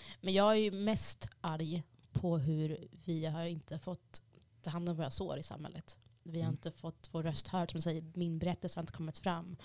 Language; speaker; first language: Swedish; early bilingual, other home language; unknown